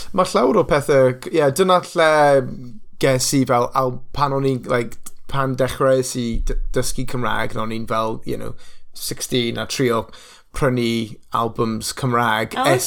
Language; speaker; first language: Welsh; non-native, local second language; English